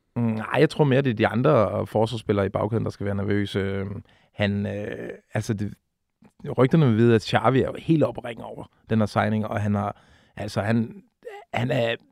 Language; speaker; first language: Danish; native; Danish